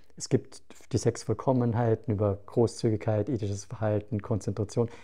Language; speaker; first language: German; native; German